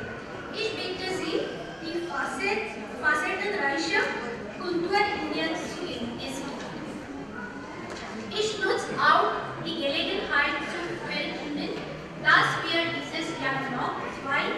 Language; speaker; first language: German; non-native, fluent; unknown